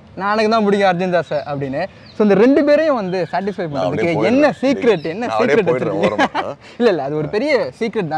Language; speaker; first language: Tamil; native; Tamil